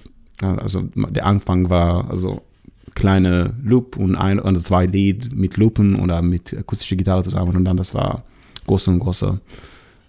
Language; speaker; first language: German; non-native, learner; Hebrew